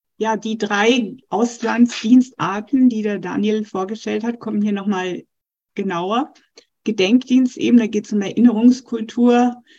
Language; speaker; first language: German; native; German